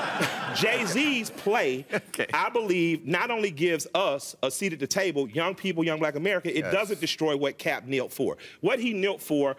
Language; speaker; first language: English; native; English